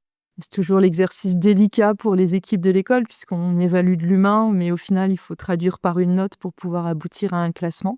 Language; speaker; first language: French; native; French